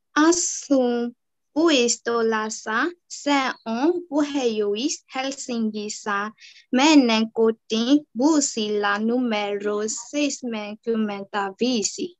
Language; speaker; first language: Finnish; non-native, learner; Burmese